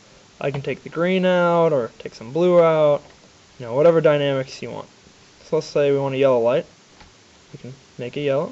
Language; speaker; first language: English; native; English